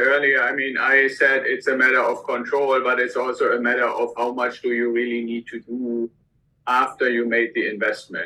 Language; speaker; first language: English; non-native, fluent; German